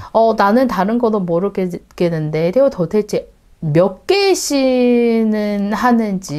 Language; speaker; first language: Korean; non-native, learner; Chinese